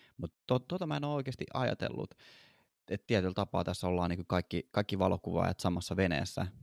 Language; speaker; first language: Finnish; native; Finnish